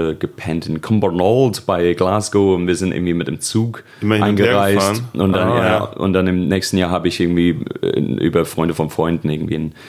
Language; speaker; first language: German; non-native, fluent; English